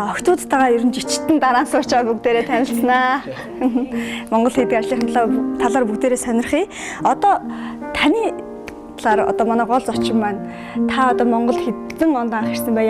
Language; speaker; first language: Mongolian; native; Mongolian